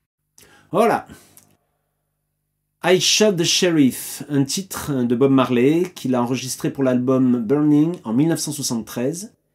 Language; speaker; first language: French; native; French